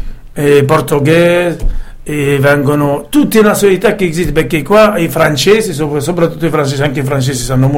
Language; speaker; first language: Italian; non-native, learner; Arabic